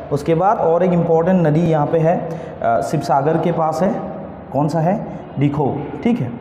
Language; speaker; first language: Hindi; non-native, local second language; Assamese